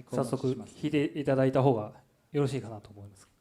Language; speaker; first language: Japanese; native; Japanese